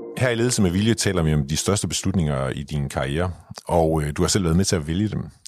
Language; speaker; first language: Danish; native; Danish